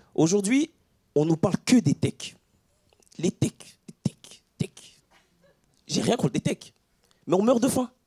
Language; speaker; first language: French; early bilingual, other home language; Ewe